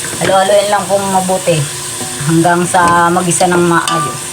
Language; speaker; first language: Filipino; non-native, local second language; Bikol